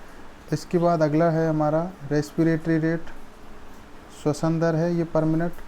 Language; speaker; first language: Hindi; native; Hindi